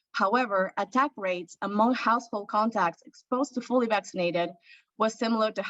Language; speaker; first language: English; non-native, fluent; Spanish